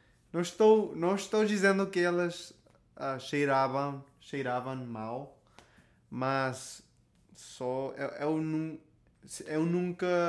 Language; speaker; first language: Portuguese; non-native, learner; Spanish